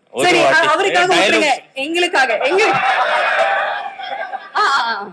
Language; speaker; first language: Tamil; native; Tamil